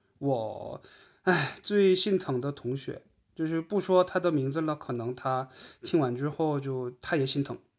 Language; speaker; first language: Chinese; non-native, fluent; Korean